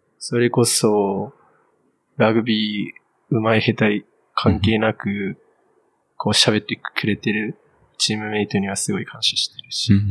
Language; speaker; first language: Japanese; native; Japanese